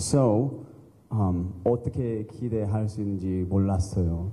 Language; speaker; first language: Korean; early bilingual, heritage; English